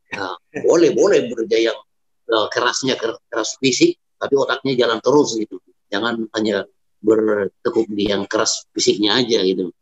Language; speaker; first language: Indonesian; non-native, local second language; Batak Toba